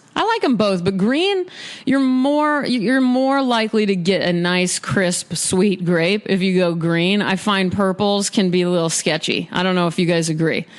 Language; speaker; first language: English; native; English